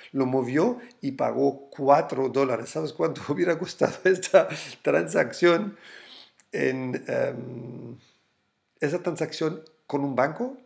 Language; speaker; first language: Spanish; non-native, fluent; German